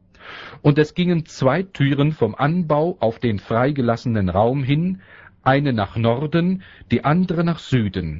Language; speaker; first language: German; native; German